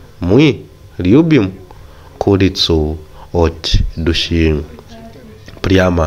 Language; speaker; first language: Russian; non-native, fluent; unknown